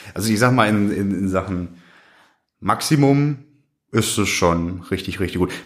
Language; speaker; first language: German; native; German